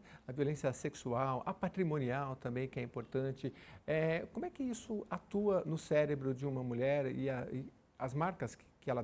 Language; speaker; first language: Portuguese; native; Portuguese